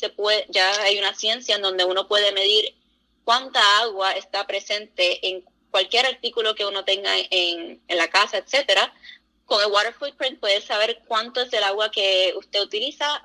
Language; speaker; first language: Spanish; native; Spanish